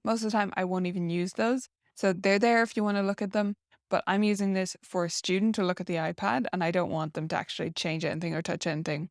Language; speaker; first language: English; native; English